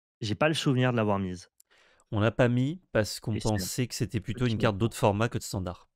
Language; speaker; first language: French; native; French